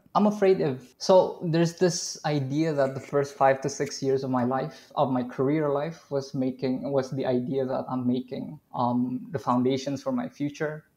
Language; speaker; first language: English; non-native, fluent; Indonesian